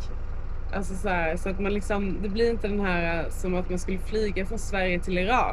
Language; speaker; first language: Swedish; native; Swedish